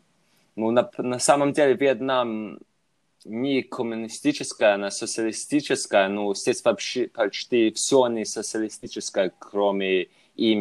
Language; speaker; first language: Russian; non-native, fluent; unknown